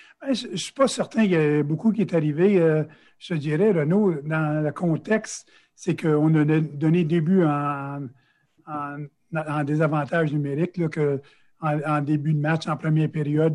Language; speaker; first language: French; native; French